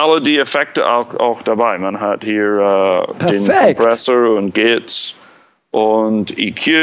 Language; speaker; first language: German; non-native, fluent; English